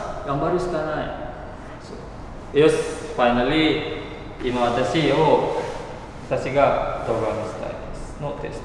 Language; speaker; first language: Japanese; non-native, learner; Indonesian